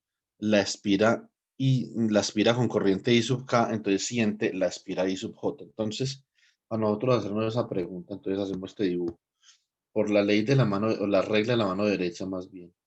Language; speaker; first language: Spanish; native; Spanish